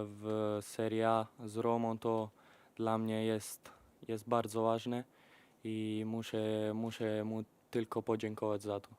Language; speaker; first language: Polish; early bilingual, heritage; Polish